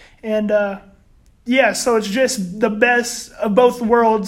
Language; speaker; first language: English; native; English